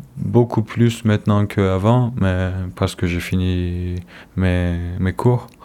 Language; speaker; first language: French; non-native, fluent; Kurdish